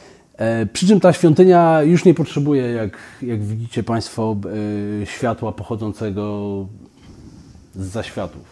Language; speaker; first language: Polish; native; Polish